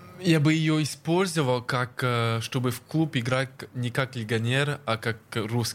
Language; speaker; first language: Russian; early bilingual, heritage; Russian